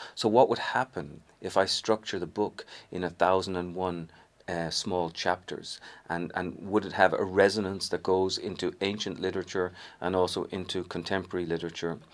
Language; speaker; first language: English; native; English